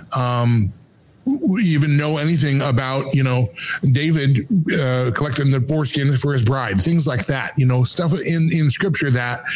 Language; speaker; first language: English; native; English